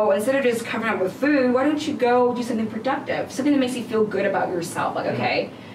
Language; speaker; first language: English; native; English